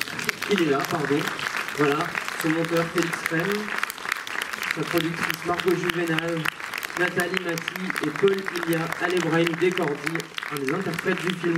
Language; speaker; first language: French; native; French